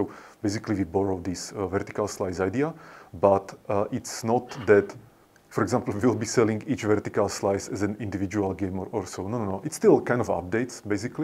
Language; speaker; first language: English; non-native, fluent; Slovak